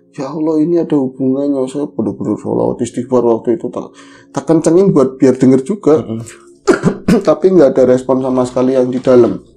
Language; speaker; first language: Indonesian; native; Indonesian